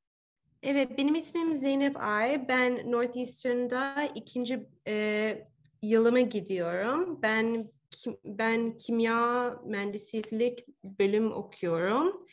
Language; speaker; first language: Turkish; early bilingual, heritage; Turkish